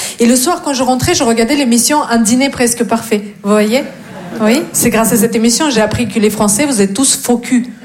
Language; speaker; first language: French; non-native, fluent; Russian